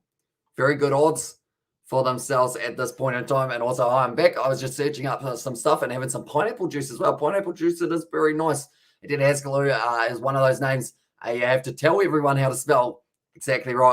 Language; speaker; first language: English; native; English